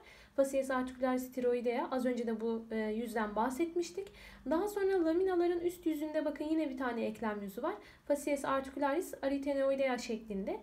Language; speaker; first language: Turkish; native; Turkish